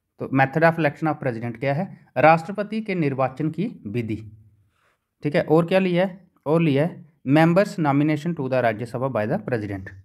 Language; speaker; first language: Hindi; native; Hindi